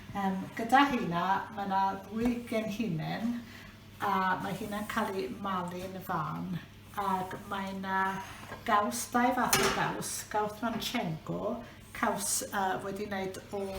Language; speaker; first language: Welsh; native; Welsh